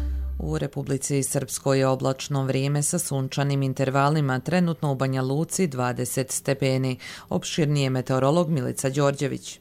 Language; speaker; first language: Serbian; native; Serbian